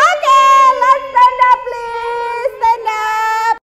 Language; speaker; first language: English; non-native, learner; Indonesian